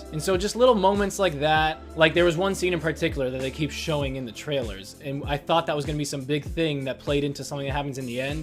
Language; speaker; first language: English; native; English